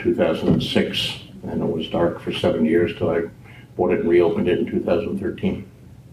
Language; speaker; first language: English; native; English